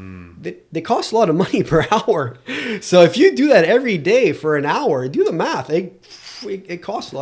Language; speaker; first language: English; non-native, local second language; French